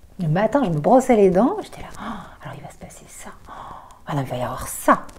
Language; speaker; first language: French; native; French